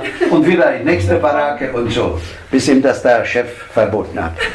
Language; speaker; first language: German; non-native, fluent; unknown